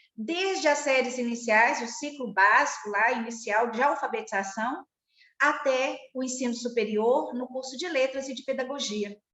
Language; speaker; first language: Portuguese; native; Portuguese